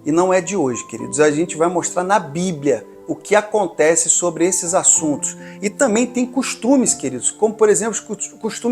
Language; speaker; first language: Portuguese; native; Portuguese